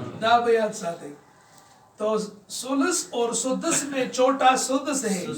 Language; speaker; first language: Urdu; non-native, local second language; Pashto